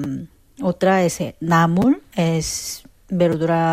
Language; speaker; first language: Spanish; non-native, learner; Korean